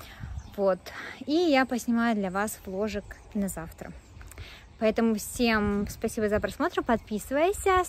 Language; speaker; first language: Russian; native; Russian